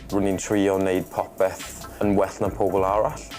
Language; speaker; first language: Welsh; non-native, learner; English